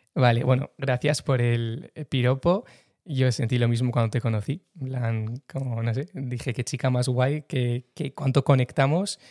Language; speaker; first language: Spanish; native; Spanish